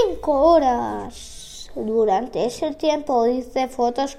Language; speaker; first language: Spanish; early bilingual, other home language; Arabic